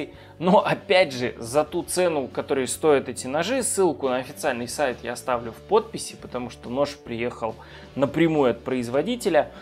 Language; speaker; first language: Russian; native; Russian